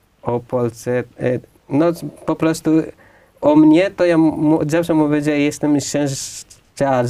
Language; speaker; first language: Polish; non-native, fluent; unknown